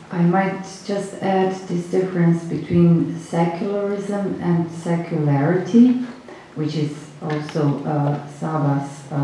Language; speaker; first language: English; non-native, fluent; Croatian